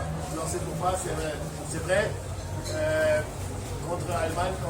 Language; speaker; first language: French; non-native, fluent; German